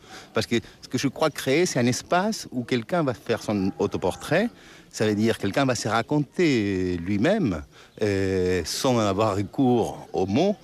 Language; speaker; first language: French; non-native, fluent; Spanish